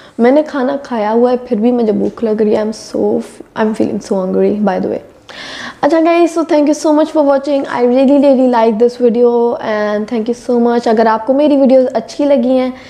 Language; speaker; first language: Urdu; native; Urdu